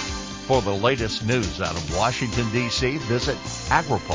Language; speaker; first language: English; native; English